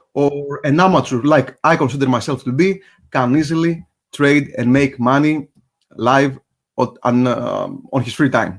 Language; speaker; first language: English; non-native, fluent; Greek